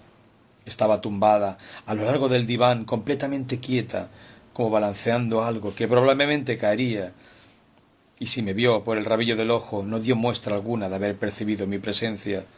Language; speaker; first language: Spanish; native; Spanish